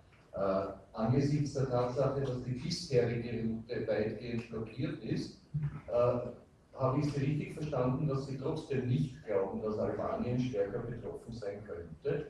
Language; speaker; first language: German; native; German